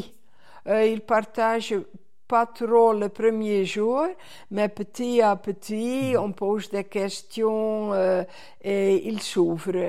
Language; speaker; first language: French; non-native, fluent; Dutch